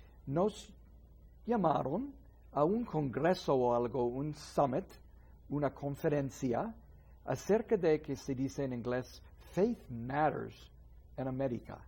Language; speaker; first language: Spanish; non-native, fluent; English